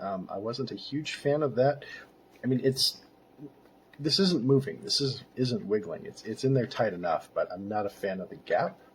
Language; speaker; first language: English; native; English